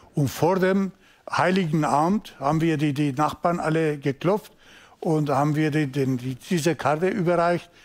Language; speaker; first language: German; non-native, learner; Turkish